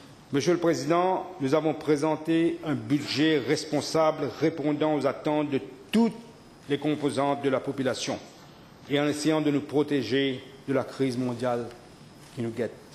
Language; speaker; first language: French; non-native, local second language; Morisyen